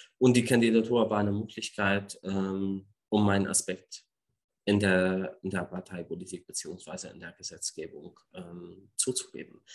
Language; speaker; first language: German; non-native, fluent; Arabic